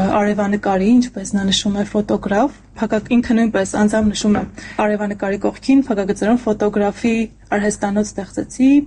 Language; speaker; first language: Armenian; native; Armenian